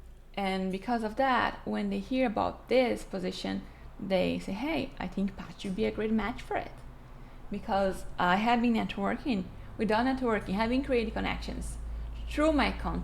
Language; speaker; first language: English; non-native, fluent; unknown